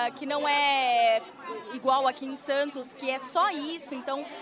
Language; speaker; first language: Portuguese; native; Portuguese